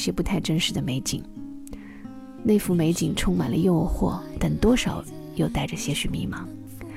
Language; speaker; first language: Chinese; native; Chinese